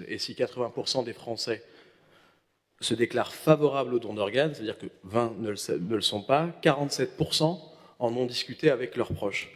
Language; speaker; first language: French; native; French